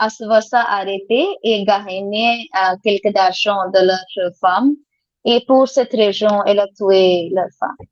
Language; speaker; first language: French; non-native, learner; Hindi